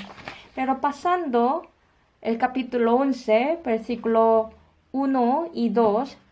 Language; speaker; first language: Spanish; non-native, fluent; Korean